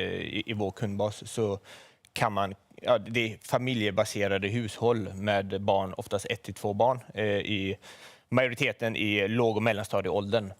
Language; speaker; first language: Swedish; native; Swedish